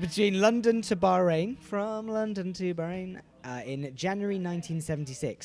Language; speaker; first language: English; native; English